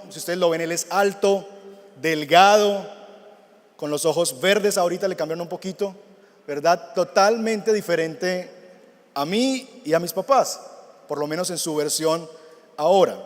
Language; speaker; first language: Spanish; native; Spanish